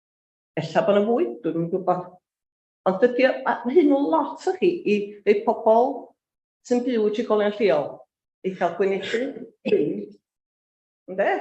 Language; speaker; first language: Welsh; native; Welsh